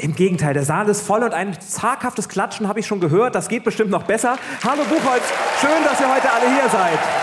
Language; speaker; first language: German; native; German